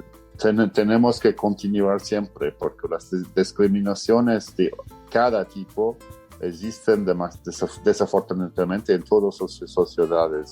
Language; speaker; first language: Spanish; non-native, fluent; English